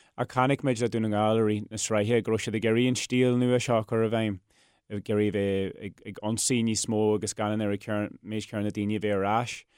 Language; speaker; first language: Irish; non-native, local second language; English